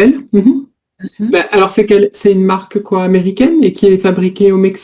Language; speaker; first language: French; native; French